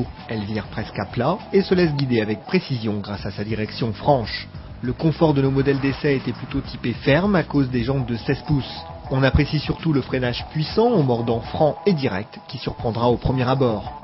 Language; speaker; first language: French; native; French